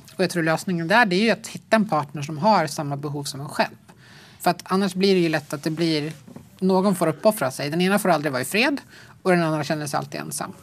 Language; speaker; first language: Swedish; native; Swedish